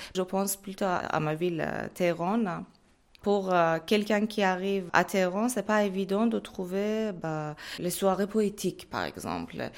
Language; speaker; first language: French; non-native, fluent; Persian